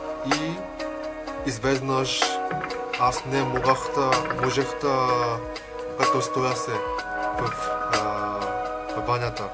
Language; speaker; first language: Bulgarian; non-native, learner; Korean